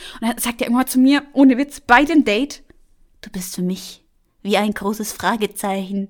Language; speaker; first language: German; native; German